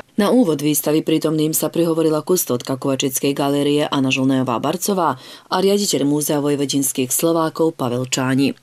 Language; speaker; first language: Slovak; early bilingual, heritage; Slovak